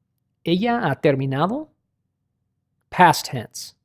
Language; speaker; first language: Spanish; non-native, learner; English